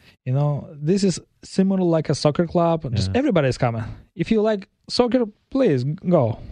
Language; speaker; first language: English; non-native, learner; Kazakh